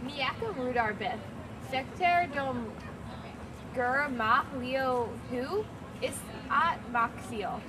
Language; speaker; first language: Irish; non-native, learner; English